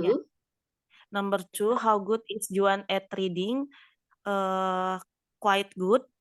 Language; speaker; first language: English; non-native, learner; Indonesian